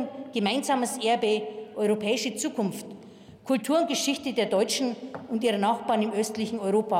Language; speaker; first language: German; native; German